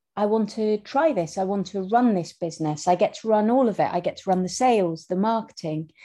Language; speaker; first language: English; native; English